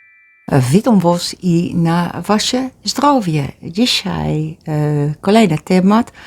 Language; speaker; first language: Polish; early bilingual, heritage; Polish